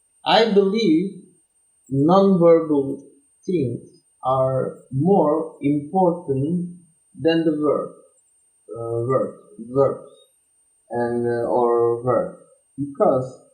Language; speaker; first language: English; non-native, learner; Turkish